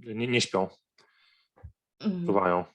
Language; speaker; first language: Polish; non-native, fluent; Arabic